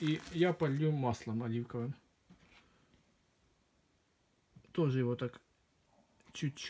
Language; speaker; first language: Russian; native; Russian